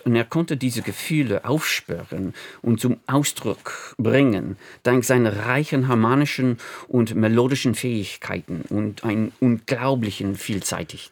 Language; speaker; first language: German; non-native, fluent; English